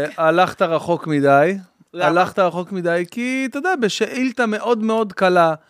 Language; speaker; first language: Hebrew; early bilingual, other home language; Arabic